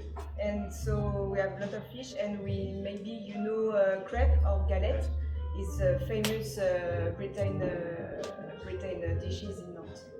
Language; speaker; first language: English; non-native, learner; French